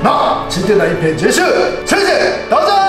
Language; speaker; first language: Chinese; non-native, learner; Japanese